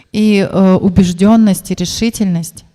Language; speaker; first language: Russian; native; Russian